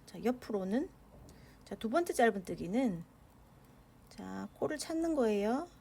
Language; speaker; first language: Korean; native; Korean